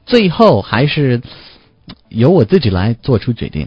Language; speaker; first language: Chinese; non-native, learner; English